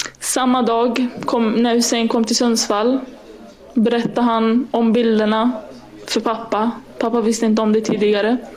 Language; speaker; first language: Swedish; early bilingual, other home language; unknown